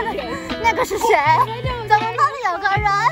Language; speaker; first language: Chinese; native; Chinese